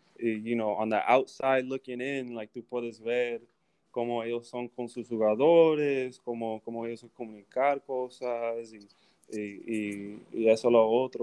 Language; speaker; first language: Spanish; early bilingual, heritage; English